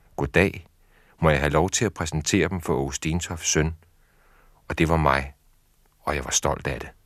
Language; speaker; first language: Danish; native; Danish